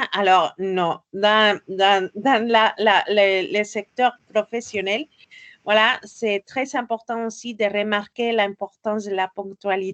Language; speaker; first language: French; non-native, fluent; Spanish